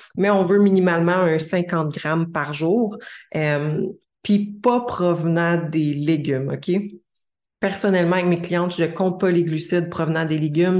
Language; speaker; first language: French; native; French